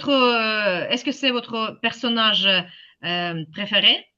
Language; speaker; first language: French; non-native, fluent; Ukrainian